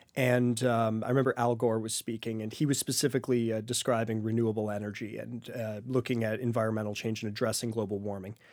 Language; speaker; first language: English; native; English